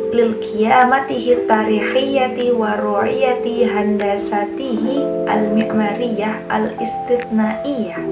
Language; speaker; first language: Arabic; non-native, learner; Indonesian